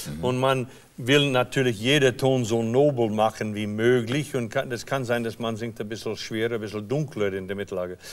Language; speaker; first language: German; non-native, fluent; English